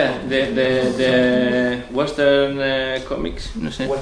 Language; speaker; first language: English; non-native, learner; Spanish